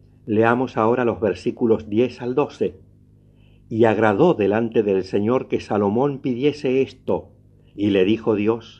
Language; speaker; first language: Spanish; native; Spanish